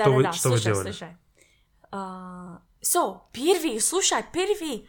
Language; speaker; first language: Russian; non-native, learner; English